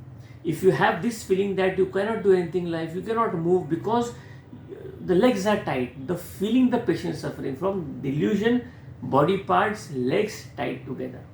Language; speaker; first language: English; non-native, local second language; Hindi